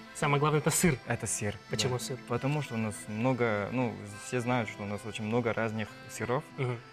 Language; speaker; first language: Russian; non-native, fluent; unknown